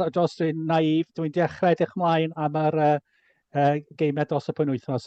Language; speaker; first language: Welsh; non-native, fluent; English